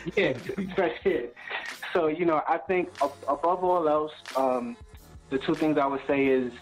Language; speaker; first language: English; native; English